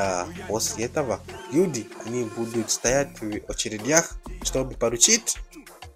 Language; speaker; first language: Russian; non-native, fluent; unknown